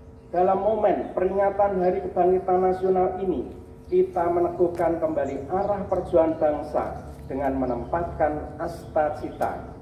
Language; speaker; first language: Indonesian; native; Indonesian